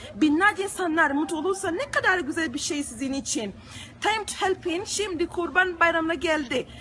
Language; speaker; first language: Turkish; non-native, learner; Swahili